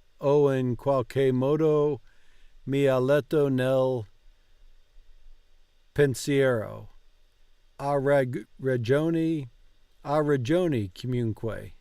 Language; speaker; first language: Italian; non-native, learner; English